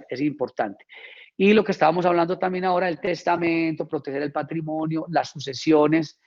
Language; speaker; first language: Spanish; native; Spanish